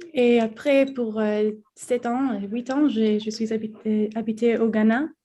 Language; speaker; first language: French; non-native, learner; Hebrew